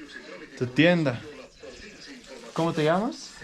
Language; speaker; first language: Spanish; non-native, learner; Danish